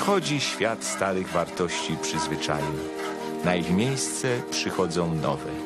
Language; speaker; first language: Polish; native; Polish